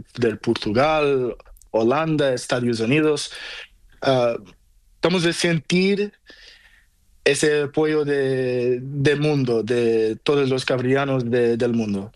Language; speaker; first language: Spanish; non-native, learner; Portuguese